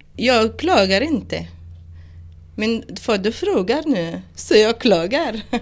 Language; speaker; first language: Swedish; non-native, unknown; Arabic